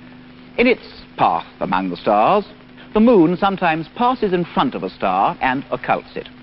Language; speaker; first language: English; native; English